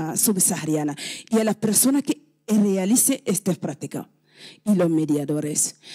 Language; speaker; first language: Spanish; non-native, learner; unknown